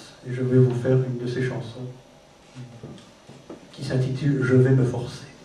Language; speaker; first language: French; native; French